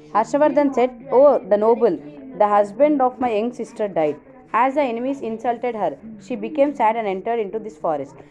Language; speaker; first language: English; non-native, local second language; Telugu